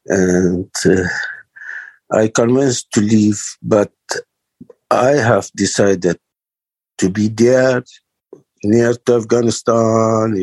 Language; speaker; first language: English; non-native, learner; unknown